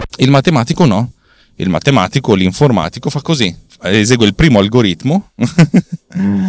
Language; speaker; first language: Italian; native; Italian